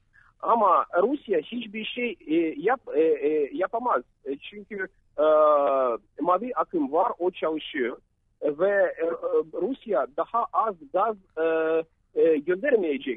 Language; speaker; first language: Turkish; non-native, fluent; Russian